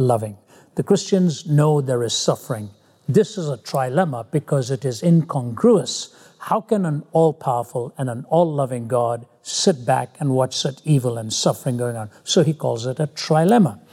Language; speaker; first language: English; non-native, local second language; Hindi